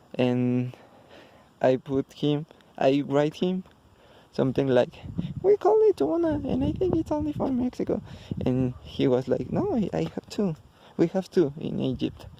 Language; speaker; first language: English; non-native, learner; Spanish